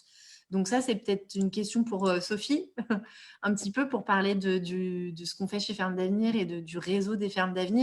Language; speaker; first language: French; native; French